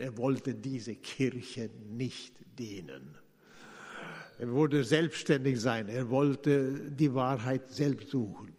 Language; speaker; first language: German; non-native, fluent; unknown